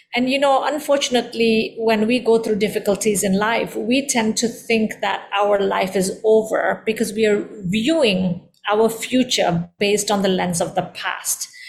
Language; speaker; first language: English; early bilingual, heritage; Indonesian